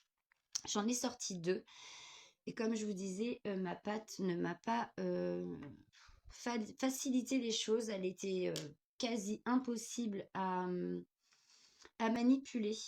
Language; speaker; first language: French; native; French